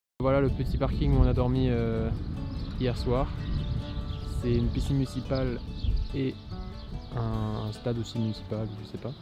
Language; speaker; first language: French; native; French